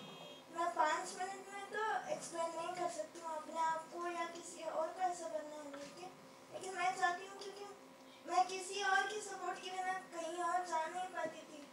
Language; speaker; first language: Hindi; non-native, local second language; Kannada